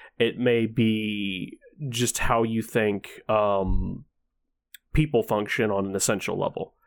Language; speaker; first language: English; early bilingual, other home language; Danish